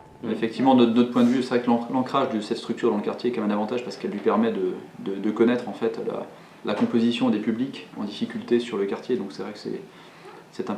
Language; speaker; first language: French; native; French